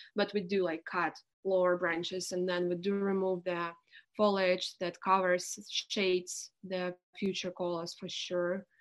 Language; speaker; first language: English; non-native, fluent; Russian